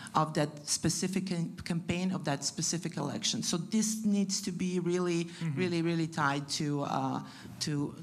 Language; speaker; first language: English; non-native, fluent; Italian